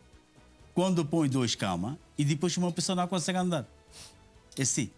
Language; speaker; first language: Portuguese; non-native, learner; Bangla